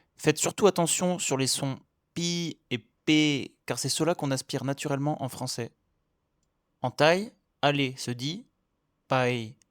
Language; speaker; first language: French; native; French